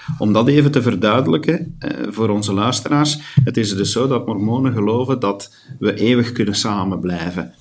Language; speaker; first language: Dutch; native; Dutch